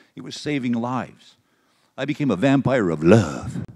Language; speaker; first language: English; native; English